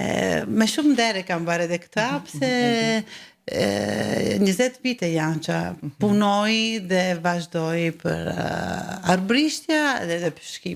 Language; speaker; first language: Albanian; early bilingual, heritage; Albanian